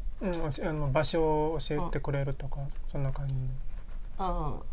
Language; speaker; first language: Japanese; non-native, learner; Indonesian